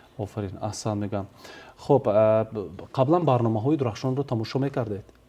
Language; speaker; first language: Tajik; native; Tajik